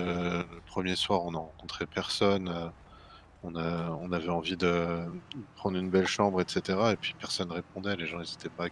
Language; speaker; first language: French; native; French